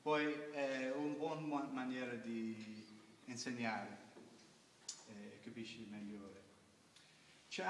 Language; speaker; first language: Italian; non-native, learner; English